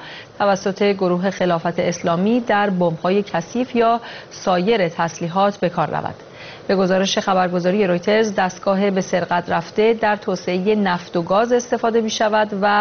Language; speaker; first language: Persian; native; Persian